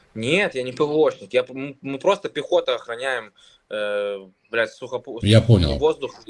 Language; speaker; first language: Russian; native; Russian